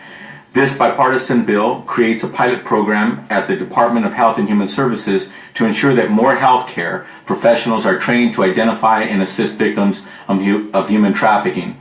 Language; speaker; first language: English; native; English